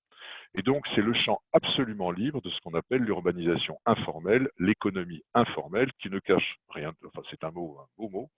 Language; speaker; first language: French; native; French